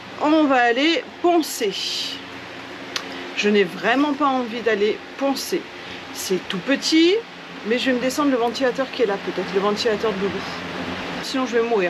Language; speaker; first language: French; native; French